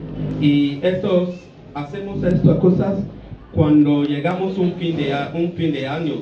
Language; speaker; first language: Spanish; non-native, learner; Bini